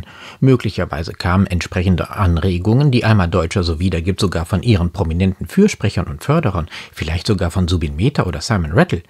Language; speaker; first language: German; native; German